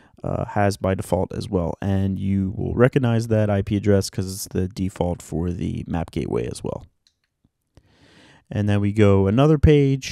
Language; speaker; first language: English; native; English